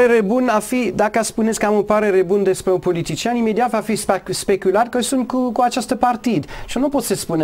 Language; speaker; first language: Romanian; non-native, learner; English